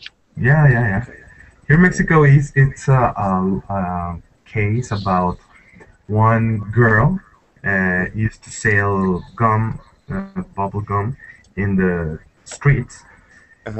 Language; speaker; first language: English; non-native, learner; Spanish